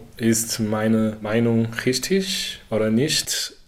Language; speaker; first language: German; non-native, learner; Chinese